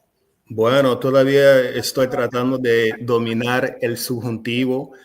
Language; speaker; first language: Spanish; non-native, fluent; English